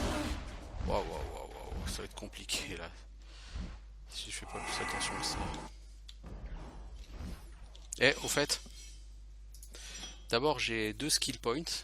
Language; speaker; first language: French; native; French